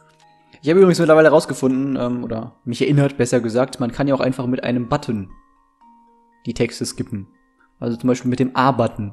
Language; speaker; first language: German; native; German